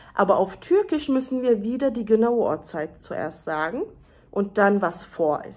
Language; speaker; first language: German; early bilingual, other home language; Turkish